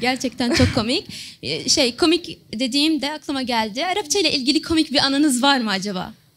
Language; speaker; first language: Turkish; non-native, fluent; Arabic